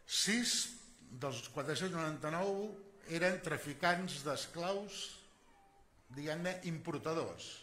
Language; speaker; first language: Catalan; native; Catalan